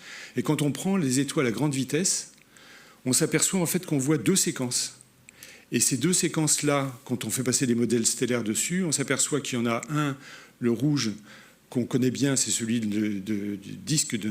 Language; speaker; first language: French; native; French